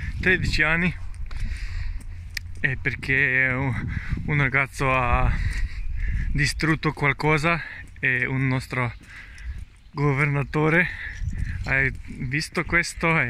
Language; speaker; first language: Italian; non-native, learner; Slovenian